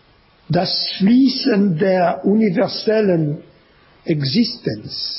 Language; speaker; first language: German; non-native, learner; French